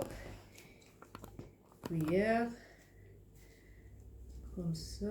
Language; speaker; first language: French; non-native, fluent; Arabic